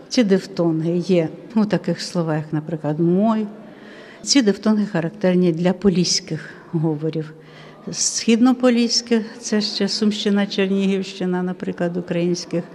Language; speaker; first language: Ukrainian; native; Ukrainian